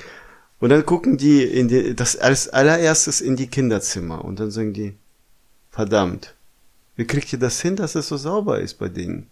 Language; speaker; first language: German; non-native, fluent; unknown